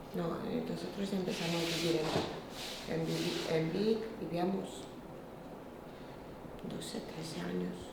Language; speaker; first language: Spanish; non-native, fluent; Polish